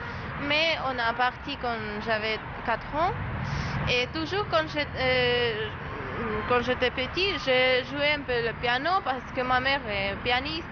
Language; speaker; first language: French; non-native, learner; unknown